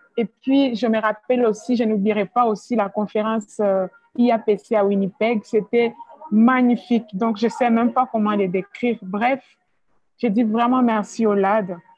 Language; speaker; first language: French; non-native, local second language; Swahili